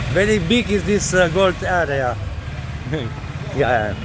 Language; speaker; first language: English; non-native, learner; Slovenian